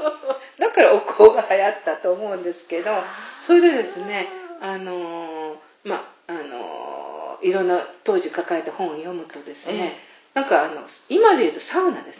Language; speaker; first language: Japanese; native; Japanese